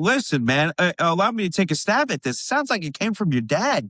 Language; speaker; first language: English; native; English